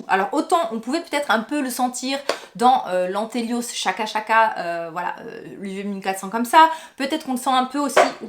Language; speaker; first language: French; native; French